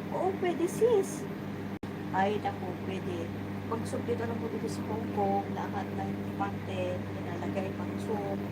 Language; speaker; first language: Filipino; non-native, local second language; Iloko